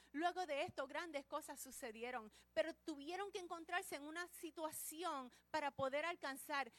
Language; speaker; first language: Spanish; early bilingual, heritage; Spanish